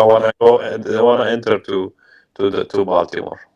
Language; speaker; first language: English; non-native, learner; Arabic